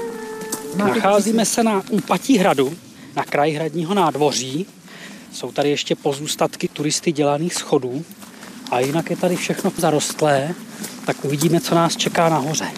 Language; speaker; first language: Czech; native; Czech